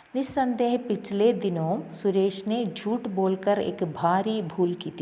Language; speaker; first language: Hindi; non-native, local second language; Malayalam